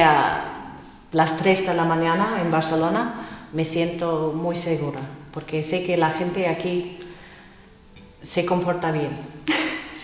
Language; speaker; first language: Spanish; non-native, fluent; English